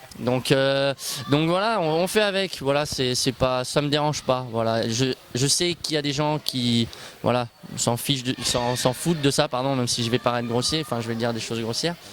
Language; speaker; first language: French; early bilingual, other home language; Bosnian